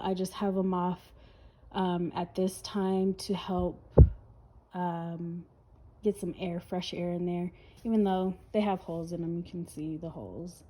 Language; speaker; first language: English; native; English